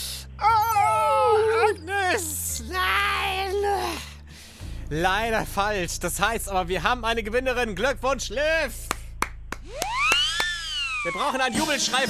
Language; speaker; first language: German; native; German